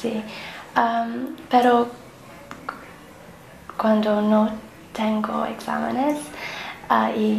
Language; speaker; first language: Spanish; non-native, learner; English